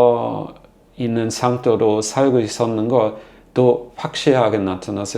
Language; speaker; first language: Korean; non-native, learner; German